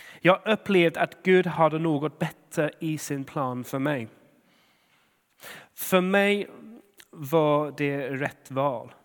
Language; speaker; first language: Swedish; non-native, fluent; English